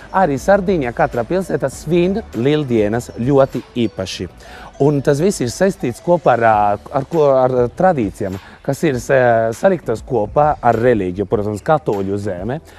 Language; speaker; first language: Latvian; non-native, fluent; Italian